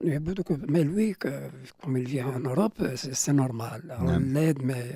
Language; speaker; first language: French; non-native, local second language; Arabic